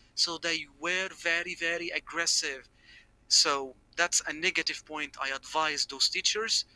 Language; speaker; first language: English; non-native, fluent; Arabic